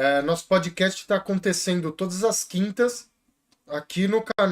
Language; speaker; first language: Portuguese; native; Portuguese